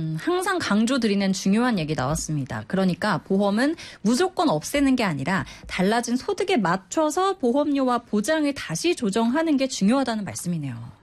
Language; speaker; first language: Korean; native; Korean